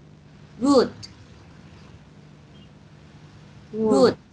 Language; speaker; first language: English; non-native, learner; Vietnamese